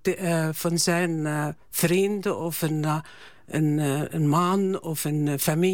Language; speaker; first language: Dutch; non-native, learner; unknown